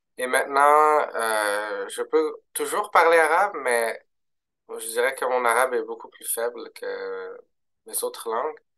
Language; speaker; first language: French; early bilingual, other home language; Arabic